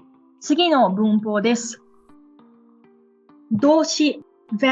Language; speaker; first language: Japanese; non-native, fluent; Portuguese